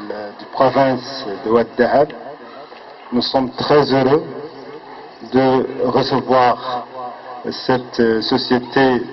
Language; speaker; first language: French; non-native, local second language; Arabic